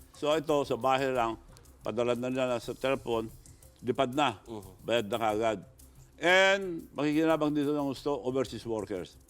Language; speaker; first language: Filipino; non-native, local second language; Iloko